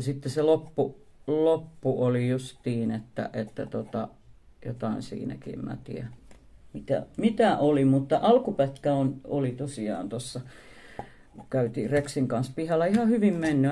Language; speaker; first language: Finnish; native; Finnish